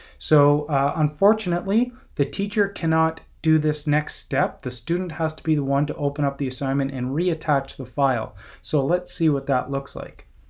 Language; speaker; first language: English; native; English